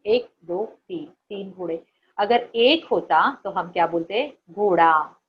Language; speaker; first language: Hindi; non-native, local second language; Marathi